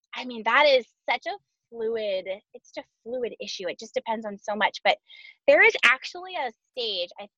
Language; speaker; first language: English; native; English